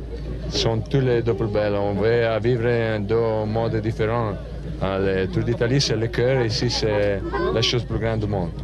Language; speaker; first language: French; non-native, learner; Italian